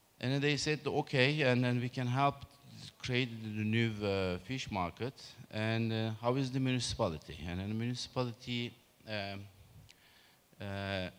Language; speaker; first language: English; non-native, learner; Turkish